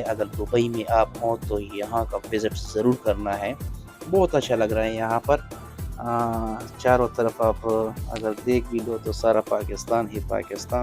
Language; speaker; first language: Hindi; non-native, local second language; Punjabi